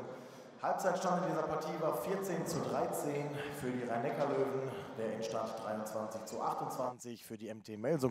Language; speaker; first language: German; native; German